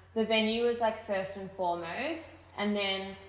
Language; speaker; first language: English; native; English